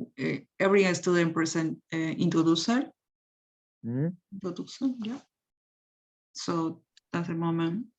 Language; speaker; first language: English; non-native, learner; Spanish